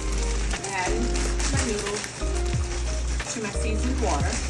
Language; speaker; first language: English; native; English